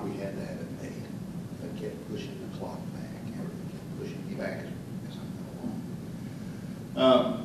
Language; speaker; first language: English; native; English